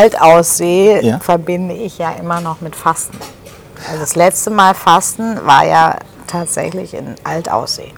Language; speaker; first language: German; native; German